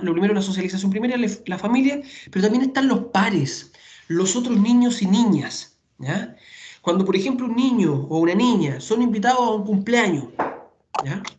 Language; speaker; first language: Spanish; native; Spanish